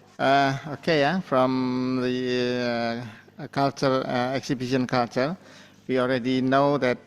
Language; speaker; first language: English; non-native, fluent; Indonesian